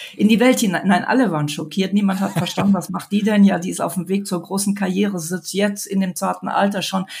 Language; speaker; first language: German; native; German